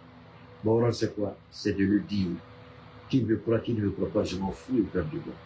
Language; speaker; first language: French; native; French